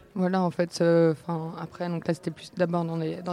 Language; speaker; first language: French; native; French